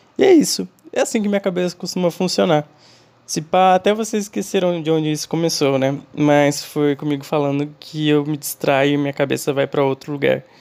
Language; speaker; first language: Portuguese; non-native, fluent; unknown